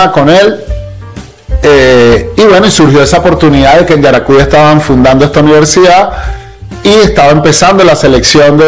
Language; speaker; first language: Spanish; native; Spanish